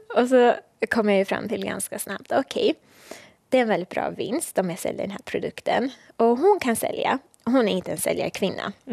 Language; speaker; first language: Swedish; early bilingual, other home language; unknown